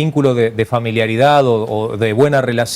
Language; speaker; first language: Spanish; native; Spanish